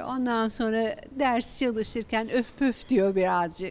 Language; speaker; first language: Turkish; native; Turkish